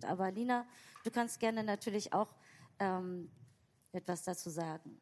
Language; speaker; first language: German; native; German